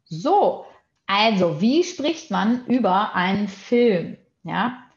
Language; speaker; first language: German; non-native, fluent; Portuguese